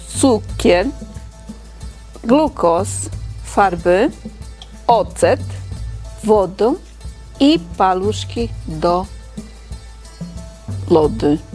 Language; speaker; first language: Polish; non-native, learner; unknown